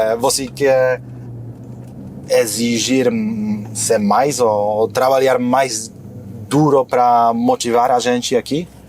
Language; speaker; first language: Portuguese; non-native, fluent; Polish